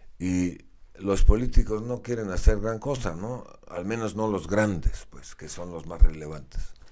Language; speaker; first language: Spanish; non-native, fluent; Slovenian